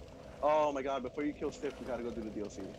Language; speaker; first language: English; native; English